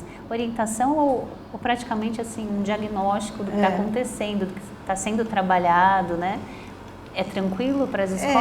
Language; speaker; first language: Portuguese; native; Portuguese